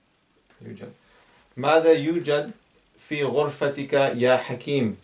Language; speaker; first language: Arabic; non-native, fluent; English